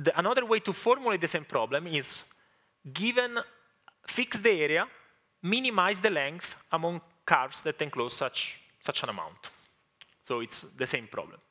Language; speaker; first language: English; non-native, fluent; Italian